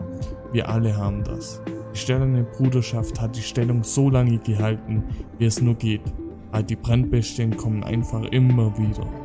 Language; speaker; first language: German; native; German